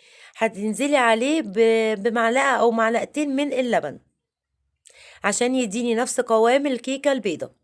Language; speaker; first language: Arabic; native; Arabic